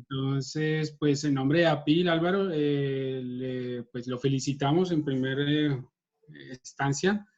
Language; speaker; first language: Spanish; native; Spanish